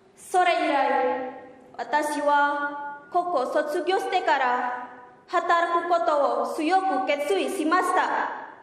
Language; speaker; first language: Japanese; non-native, fluent; Indonesian